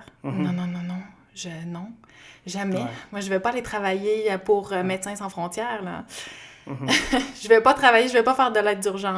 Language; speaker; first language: French; native; French